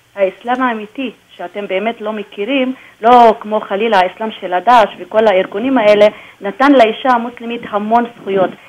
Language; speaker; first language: Hebrew; non-native, local second language; Arabic